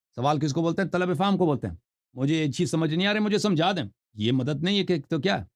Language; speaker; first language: Urdu; non-native, fluent; Persian